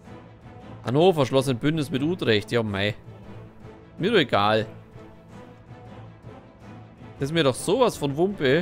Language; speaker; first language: German; native; German